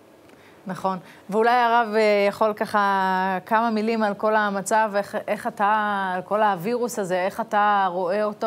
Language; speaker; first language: Hebrew; native; Hebrew